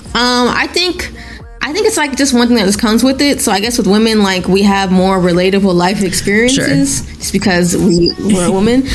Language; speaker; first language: English; non-native, local second language; Yoruba